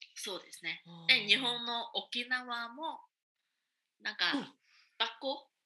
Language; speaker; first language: Japanese; non-native, fluent; Vietnamese